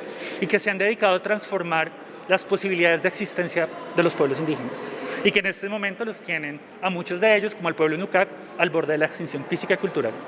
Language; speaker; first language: Spanish; native; Spanish